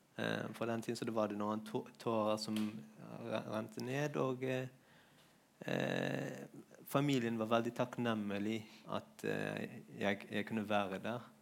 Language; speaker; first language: Norwegian; non-native, fluent; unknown